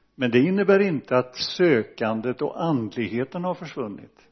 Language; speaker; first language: Swedish; native; Swedish